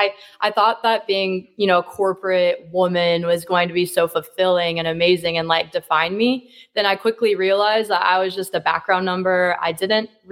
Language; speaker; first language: English; native; English